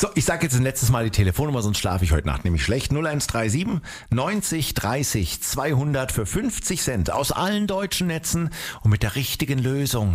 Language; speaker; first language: German; native; German